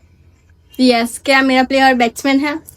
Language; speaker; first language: Hindi; native; Hindi